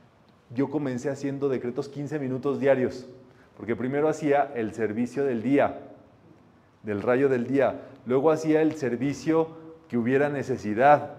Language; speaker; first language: Spanish; native; Spanish